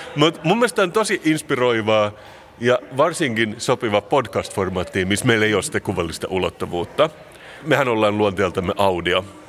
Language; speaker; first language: Finnish; non-native, local second language; Swedish